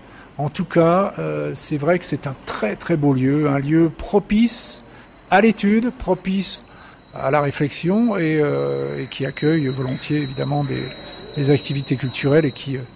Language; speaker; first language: French; native; French